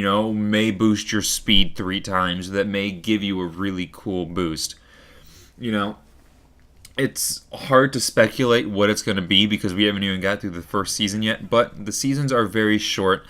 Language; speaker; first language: English; native; English